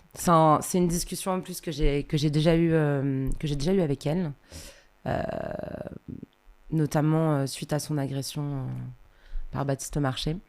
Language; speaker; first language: French; native; French